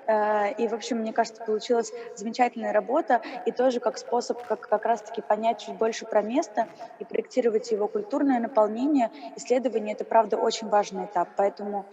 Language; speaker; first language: Russian; native; Russian